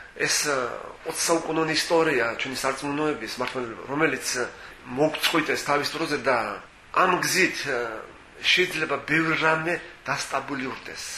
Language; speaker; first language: Georgian; native; Georgian